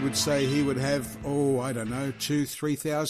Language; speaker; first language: English; native; English